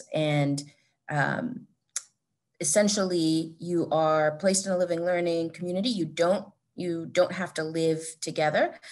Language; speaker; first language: English; native; English